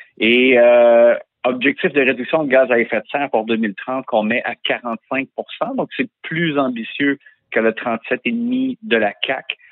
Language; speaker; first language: French; native; French